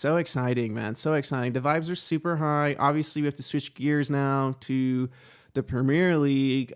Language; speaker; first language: English; native; English